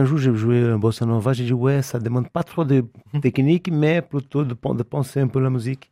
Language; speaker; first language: French; non-native, fluent; Portuguese